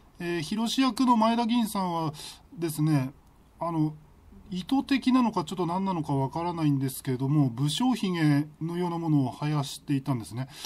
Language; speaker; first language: Japanese; native; Japanese